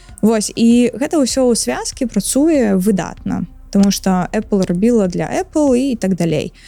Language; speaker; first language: Belarusian; non-native, local second language; Russian